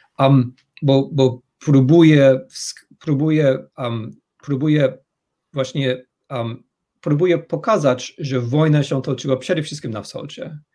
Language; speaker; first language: Polish; non-native, fluent; English